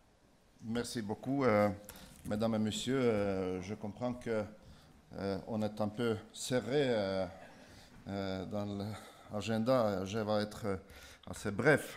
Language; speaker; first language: French; non-native, fluent; Estonian